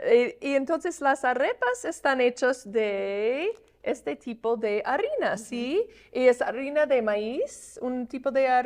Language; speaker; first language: Spanish; non-native, fluent; English